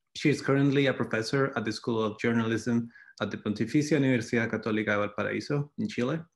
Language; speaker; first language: English; non-native, fluent; Spanish